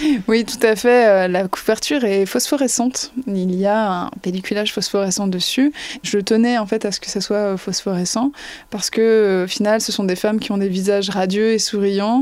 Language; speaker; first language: French; native; French